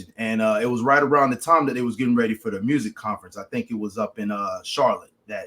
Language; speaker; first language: English; native; English